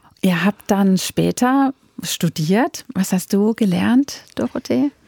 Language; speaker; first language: German; native; German